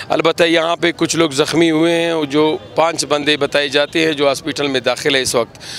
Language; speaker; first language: Urdu; non-native, local second language; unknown